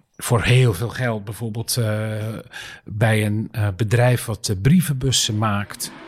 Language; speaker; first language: Dutch; native; Dutch